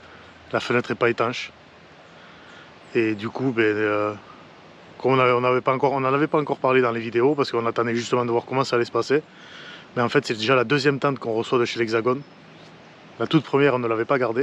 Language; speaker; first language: French; native; French